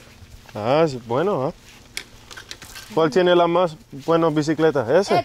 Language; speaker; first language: Spanish; non-native, learner; English